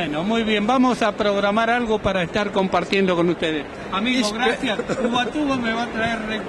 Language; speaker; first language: Spanish; native; Spanish